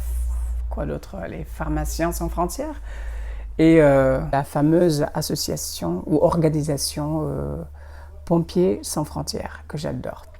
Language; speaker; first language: French; non-native, fluent; Indonesian